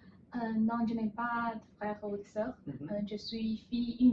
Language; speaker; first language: French; non-native, learner; Chinese